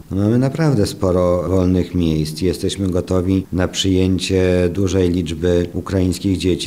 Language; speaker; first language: Polish; native; Polish